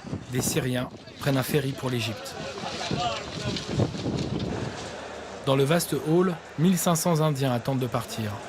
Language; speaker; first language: French; native; French